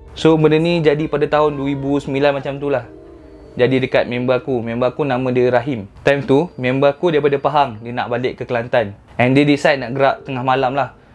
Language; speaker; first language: Malay; native; Malay